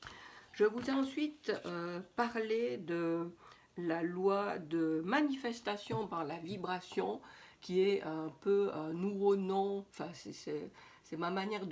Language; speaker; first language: French; native; French